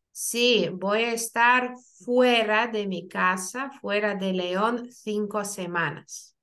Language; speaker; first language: Spanish; non-native, fluent; Lithuanian